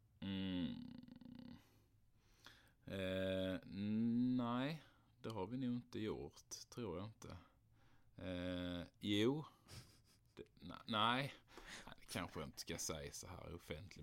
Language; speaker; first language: Swedish; native; Swedish